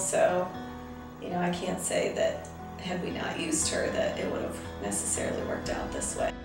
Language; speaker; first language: English; native; English